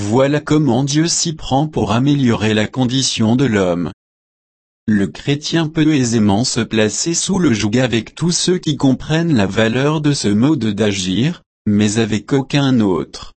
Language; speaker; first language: French; native; French